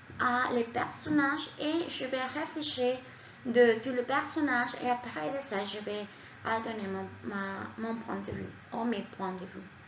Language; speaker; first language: French; non-native, learner; Spanish